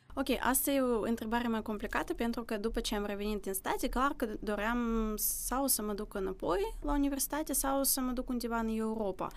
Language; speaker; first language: Romanian; early bilingual, other home language; Russian